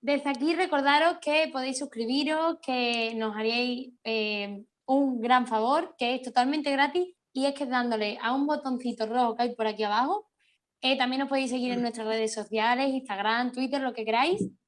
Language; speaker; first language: Spanish; native; Spanish